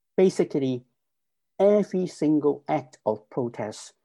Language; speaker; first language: English; non-native, local second language; Cantonese